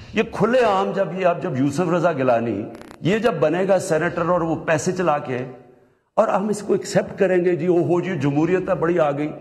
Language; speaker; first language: Urdu; native; Urdu